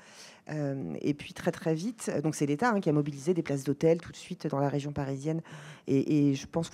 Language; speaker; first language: French; native; French